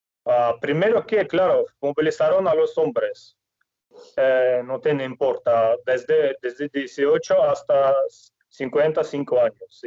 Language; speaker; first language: Spanish; non-native, fluent; Russian